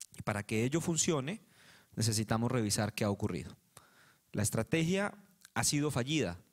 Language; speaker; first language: Spanish; native; Spanish